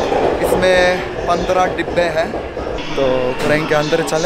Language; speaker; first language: Hindi; non-native, fluent; Japanese